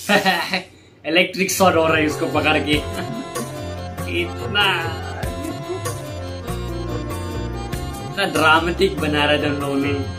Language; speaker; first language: Hindi; non-native, local second language; Kok Borok